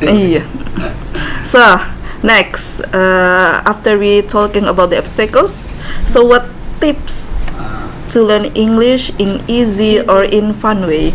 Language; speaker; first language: English; non-native, learner; Indonesian